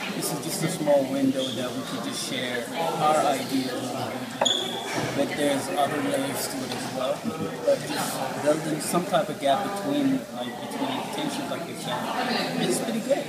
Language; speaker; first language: English; early bilingual, other home language; Somali